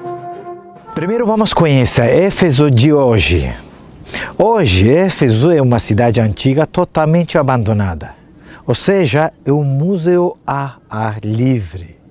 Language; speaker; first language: Portuguese; non-native, fluent; Turkish